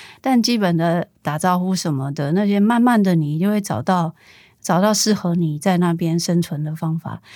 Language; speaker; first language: Chinese; native; Chinese